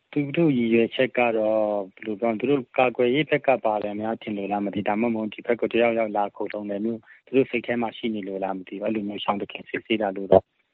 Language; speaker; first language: Burmese; non-native, local second language; Hakha Chin